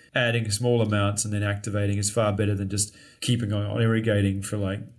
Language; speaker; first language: English; native; English